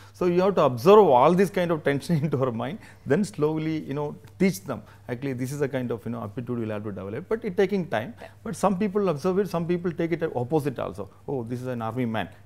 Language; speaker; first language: English; non-native, local second language; Malayalam